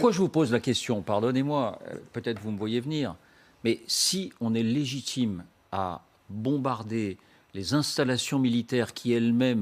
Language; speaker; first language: French; native; French